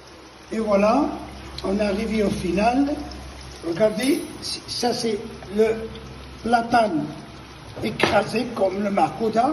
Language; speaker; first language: French; non-native, local second language; Arabic